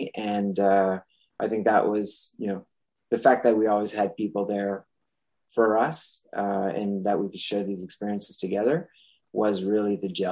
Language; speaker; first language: English; non-native, fluent; French